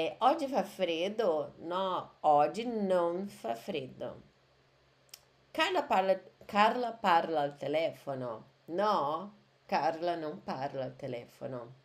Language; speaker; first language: Italian; non-native, fluent; Portuguese